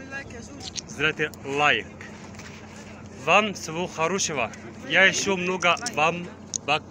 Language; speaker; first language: Russian; non-native, fluent; Arabic